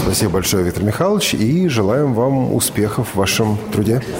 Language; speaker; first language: Russian; native; Russian